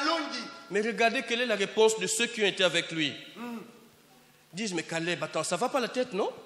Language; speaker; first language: French; non-native, local second language; Lingala